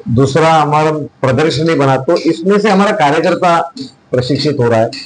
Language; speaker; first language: Hindi; non-native, local second language; Marathi